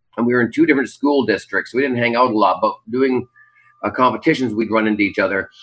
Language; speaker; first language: English; native; English